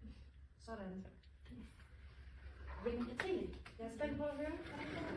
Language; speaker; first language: Danish; native; Danish